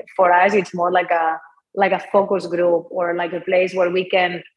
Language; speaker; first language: English; non-native, fluent; Spanish